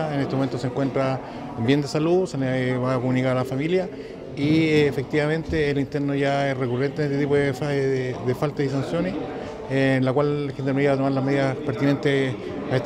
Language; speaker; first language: Spanish; native; Spanish